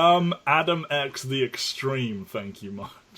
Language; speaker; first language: English; native; English